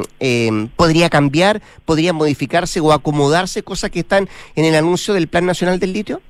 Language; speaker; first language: Spanish; native; Spanish